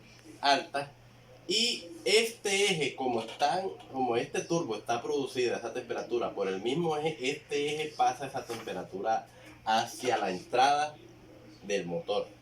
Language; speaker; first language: Spanish; native; Spanish